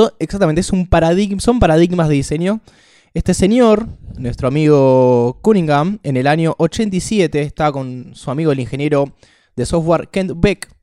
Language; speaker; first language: Spanish; native; Spanish